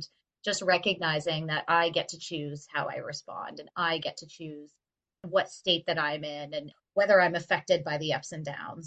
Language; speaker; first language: English; native; English